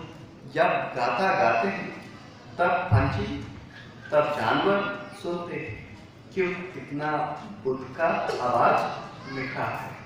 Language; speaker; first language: Hindi; non-native, learner; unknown